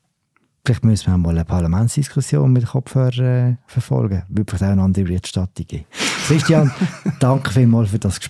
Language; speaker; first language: German; native; German